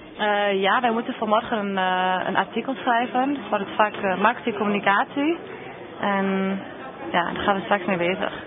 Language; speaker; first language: Dutch; early bilingual, other home language; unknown